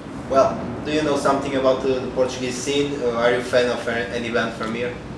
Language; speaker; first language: English; non-native, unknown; Portuguese